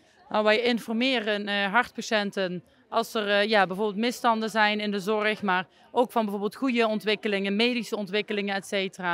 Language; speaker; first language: Dutch; native; Dutch